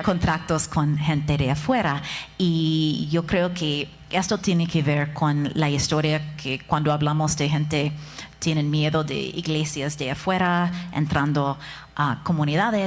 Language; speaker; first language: Spanish; non-native, fluent; English